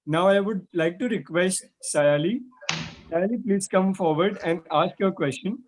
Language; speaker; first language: English; non-native, local second language; Hindi